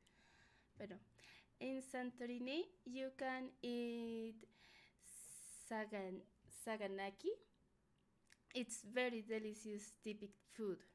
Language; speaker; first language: English; non-native, learner; Spanish